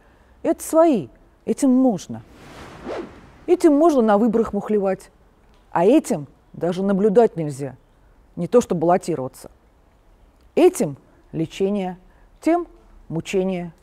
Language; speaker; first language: Russian; native; Russian